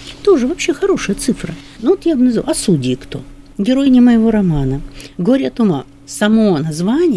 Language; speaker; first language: Russian; native; Russian